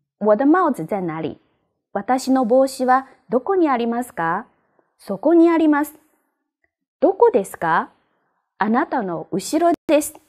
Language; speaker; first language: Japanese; non-native, fluent; Chinese